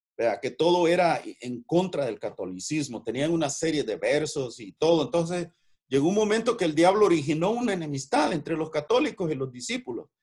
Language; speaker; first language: Spanish; native; Spanish